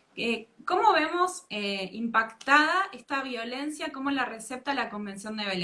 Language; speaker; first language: Spanish; native; Spanish